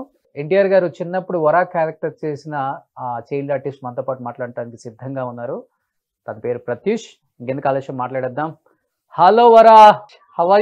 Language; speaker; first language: Telugu; native; Telugu